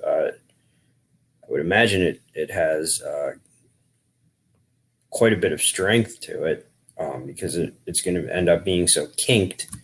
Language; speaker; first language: English; native; English